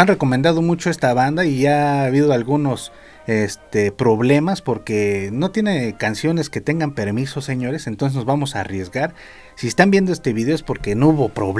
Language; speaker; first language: Spanish; native; Spanish